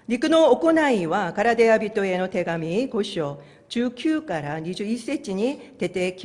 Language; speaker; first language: Japanese; non-native, fluent; Korean